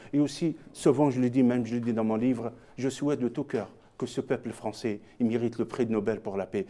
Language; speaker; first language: French; non-native, local second language; Arabic